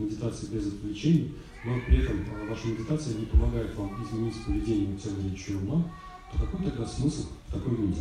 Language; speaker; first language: Russian; native; Russian